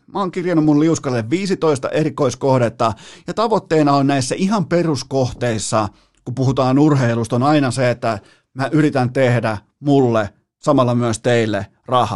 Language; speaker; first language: Finnish; native; Finnish